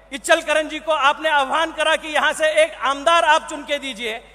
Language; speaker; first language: Hindi; non-native, local second language; Marathi